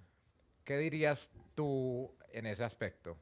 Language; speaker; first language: Spanish; early bilingual, heritage; Spanish